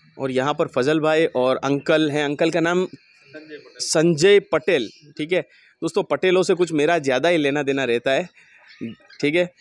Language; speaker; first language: Hindi; non-native, local second language; Gujarati